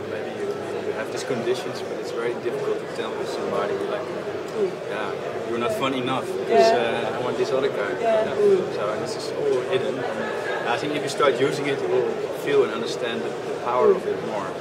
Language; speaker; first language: English; non-native, fluent; Dutch